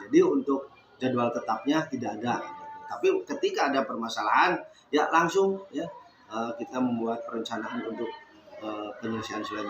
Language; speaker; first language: Indonesian; native; Indonesian